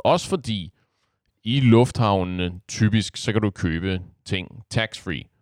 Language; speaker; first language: Danish; native; Danish